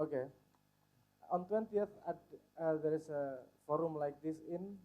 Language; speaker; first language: English; non-native, fluent; Indonesian